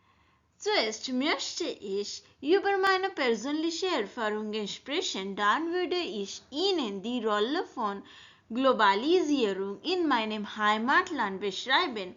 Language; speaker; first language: German; non-native, learner; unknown